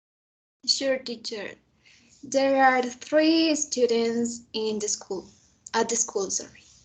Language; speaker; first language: English; non-native, learner; Spanish